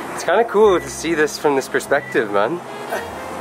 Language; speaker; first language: English; native; English